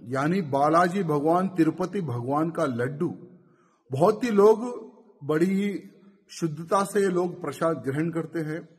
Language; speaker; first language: Hindi; native; Hindi